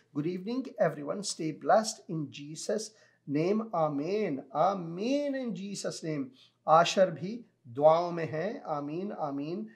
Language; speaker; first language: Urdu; non-native, local second language; Punjabi